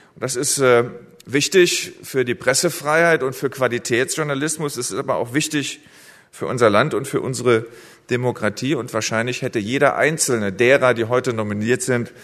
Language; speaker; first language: German; native; German